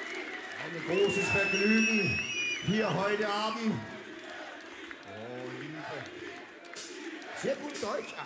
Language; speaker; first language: German; non-native, learner; Danish